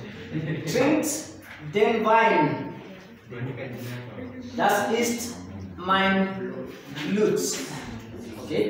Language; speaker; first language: German; non-native, fluent; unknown